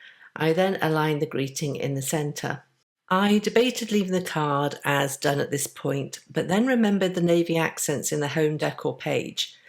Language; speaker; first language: English; native; English